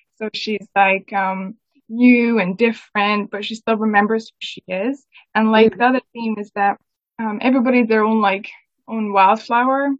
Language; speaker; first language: English; native; English